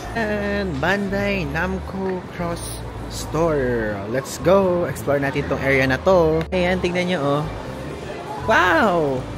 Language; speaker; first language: Filipino; native; Filipino